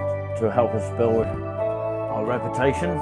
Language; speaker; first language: English; native; English